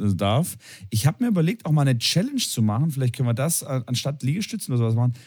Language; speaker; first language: German; native; German